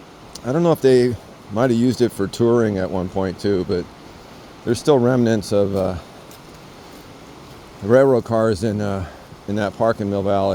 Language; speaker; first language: English; native; English